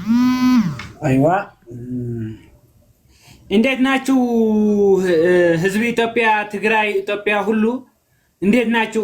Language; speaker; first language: Amharic; non-native, learner; Tigrinya